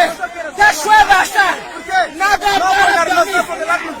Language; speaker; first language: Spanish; non-native, learner; Haitian Creole